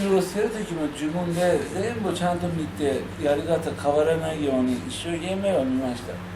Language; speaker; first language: Japanese; non-native, learner; Persian